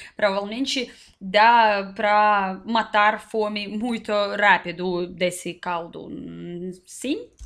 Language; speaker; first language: Portuguese; non-native, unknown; Russian